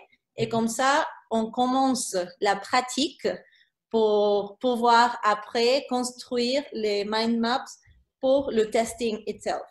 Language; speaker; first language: French; non-native, fluent; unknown